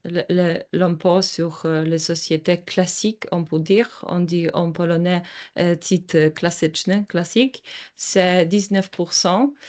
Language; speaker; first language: French; non-native, learner; Polish